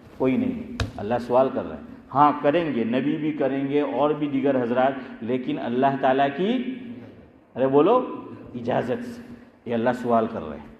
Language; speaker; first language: Urdu; non-native, local second language; Gujarati